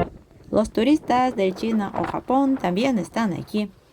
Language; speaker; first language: Spanish; non-native, fluent; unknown